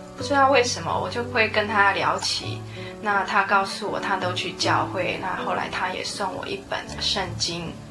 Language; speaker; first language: Chinese; native; Chinese